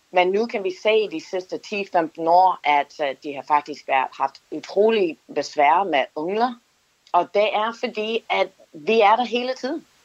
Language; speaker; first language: Danish; non-native, fluent; English